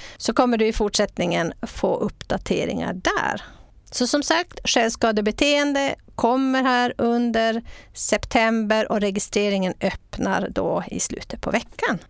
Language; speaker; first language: Swedish; native; Swedish